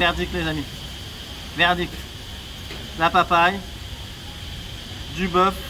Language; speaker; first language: French; native; French